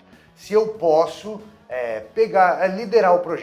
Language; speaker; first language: Portuguese; non-native, fluent; English